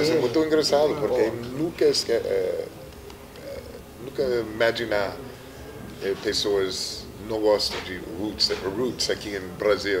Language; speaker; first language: Portuguese; non-native, learner; English